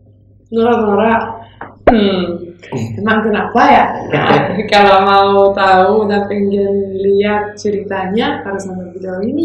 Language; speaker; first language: Indonesian; non-native, fluent; Romanian